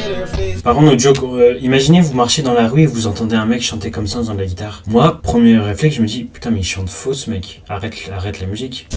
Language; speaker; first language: French; native; French